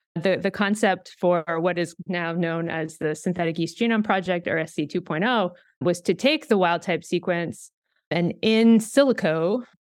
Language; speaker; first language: English; native; English